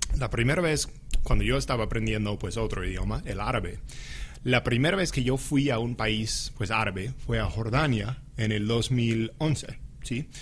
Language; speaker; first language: Spanish; non-native, fluent; English